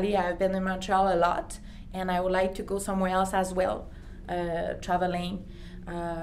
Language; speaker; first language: English; non-native, learner; French